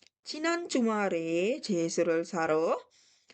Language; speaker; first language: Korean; non-native, fluent; Sinhala